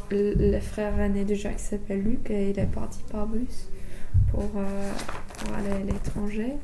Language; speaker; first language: French; non-native, learner; English